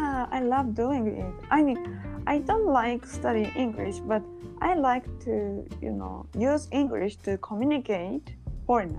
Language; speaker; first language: English; non-native, learner; Japanese